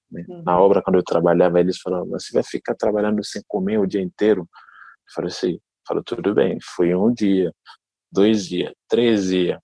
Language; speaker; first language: Portuguese; non-native, fluent; Dyula